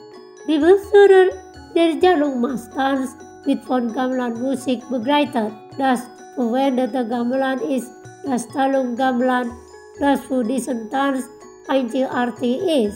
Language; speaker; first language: German; non-native, learner; Indonesian